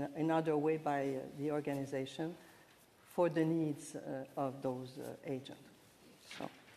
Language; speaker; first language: English; non-native, fluent; French